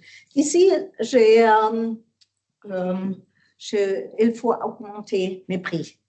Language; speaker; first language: French; non-native, learner; German